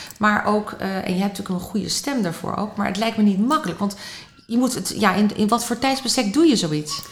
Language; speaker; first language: Dutch; native; Dutch